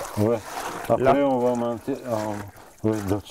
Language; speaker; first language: French; non-native, fluent; Bulgarian